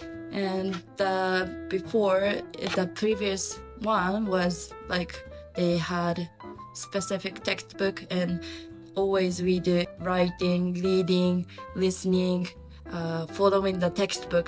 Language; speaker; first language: English; non-native, learner; Japanese